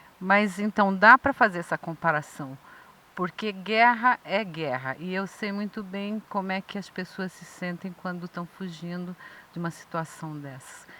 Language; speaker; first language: Portuguese; native; Portuguese